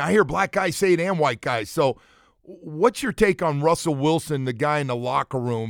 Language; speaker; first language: English; native; English